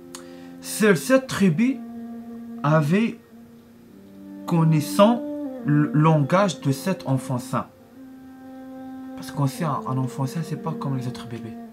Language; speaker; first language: French; non-native, learner; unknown